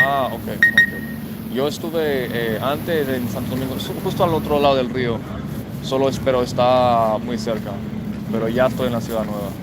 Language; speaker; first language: Spanish; non-native, fluent; English